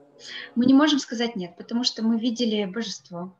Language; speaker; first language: Russian; native; Russian